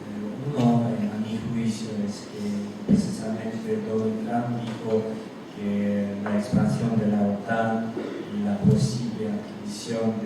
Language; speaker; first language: Spanish; non-native, fluent; Russian